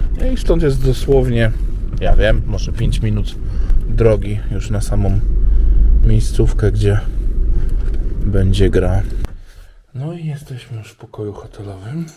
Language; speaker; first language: Polish; native; Polish